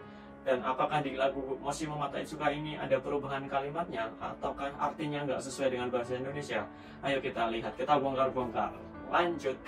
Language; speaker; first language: Indonesian; native; Indonesian